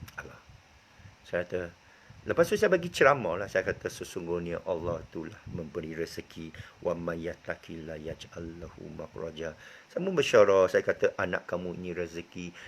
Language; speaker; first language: Malay; non-native, local second language; Chinese